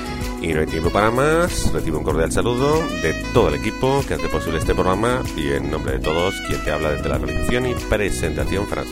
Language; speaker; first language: Spanish; native; Spanish